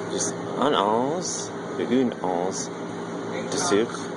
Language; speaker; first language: French; non-native, learner; English